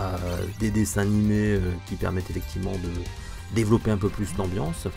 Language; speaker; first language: French; native; French